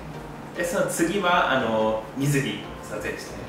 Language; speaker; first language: Japanese; non-native, fluent; English